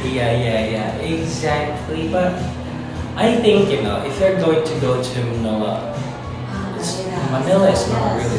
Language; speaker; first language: English; non-native, local second language; Cebuano